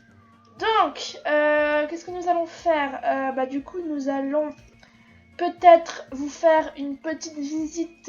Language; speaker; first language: French; native; French